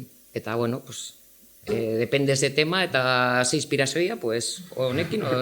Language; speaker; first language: Basque; non-native, local second language; Spanish